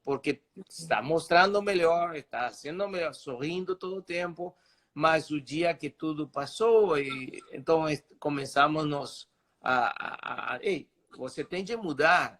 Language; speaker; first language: Portuguese; non-native, fluent; Spanish